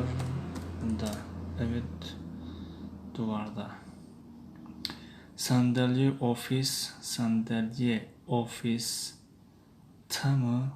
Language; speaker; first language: Turkish; non-native, fluent; Tajik